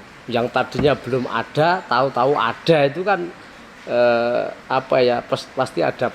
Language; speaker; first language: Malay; non-native, local second language; Javanese